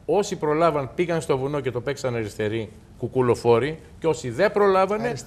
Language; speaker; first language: Greek; native; Greek